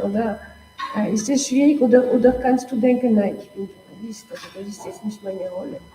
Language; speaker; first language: German; non-native, local second language; French